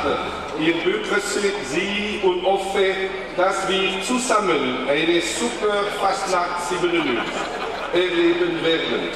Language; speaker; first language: German; non-native, learner; French